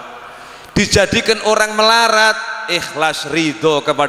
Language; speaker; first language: Indonesian; non-native, local second language; Javanese